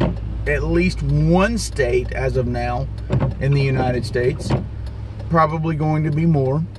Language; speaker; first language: English; native; English